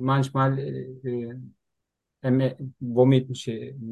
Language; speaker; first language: German; non-native, learner; Turkish